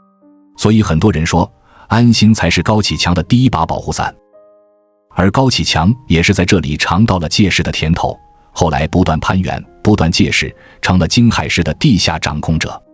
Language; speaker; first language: Chinese; native; Chinese